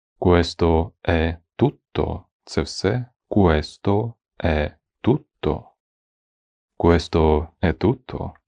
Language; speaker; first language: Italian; non-native, fluent; Ukrainian